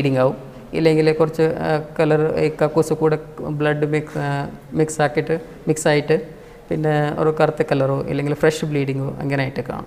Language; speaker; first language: Malayalam; non-native, fluent; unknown